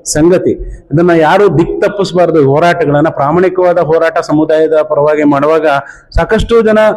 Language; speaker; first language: Kannada; non-native, local second language; Lambadi